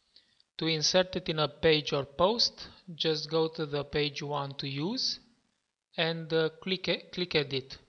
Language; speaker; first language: English; non-native, fluent; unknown